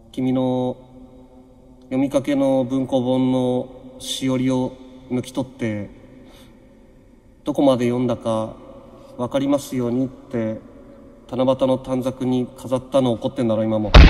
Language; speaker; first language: Japanese; native; Japanese